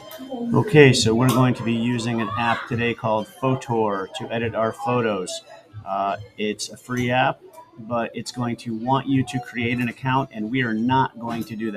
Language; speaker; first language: English; native; English